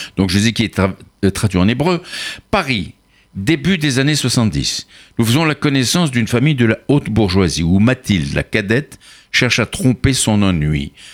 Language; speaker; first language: French; native; French